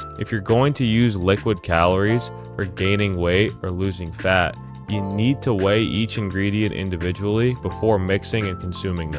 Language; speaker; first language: English; native; English